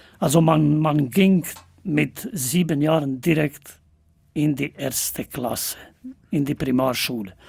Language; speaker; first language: German; non-native, fluent; Albanian